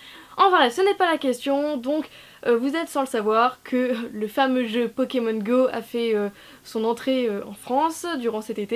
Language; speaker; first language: French; native; French